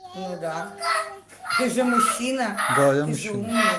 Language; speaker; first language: Russian; native; Russian